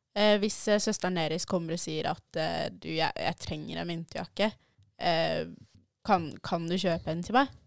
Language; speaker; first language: Norwegian; early bilingual, other home language; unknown